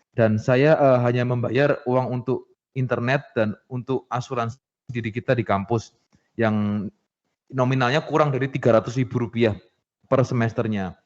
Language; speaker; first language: Indonesian; native; Indonesian